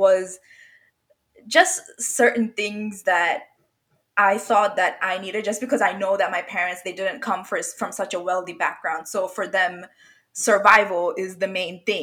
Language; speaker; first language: English; non-native, local second language; Bangla